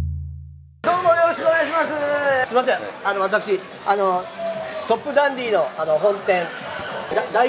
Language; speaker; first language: Japanese; native; Japanese